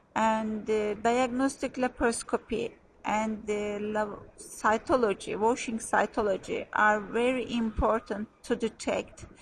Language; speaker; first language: English; non-native, fluent; Turkish